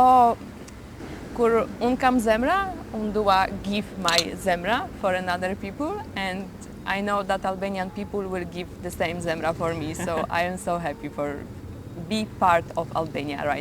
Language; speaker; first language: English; non-native, learner; Polish